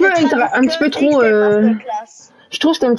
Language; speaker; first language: French; native; French